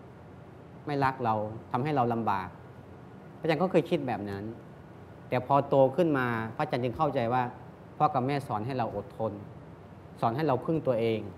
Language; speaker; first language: Thai; native; Thai